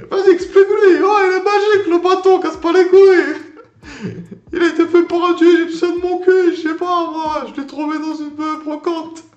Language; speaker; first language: French; native; French